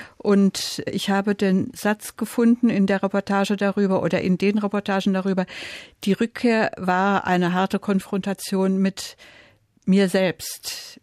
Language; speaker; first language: German; native; German